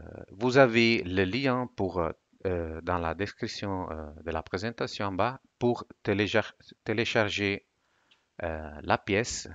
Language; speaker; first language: French; non-native, fluent; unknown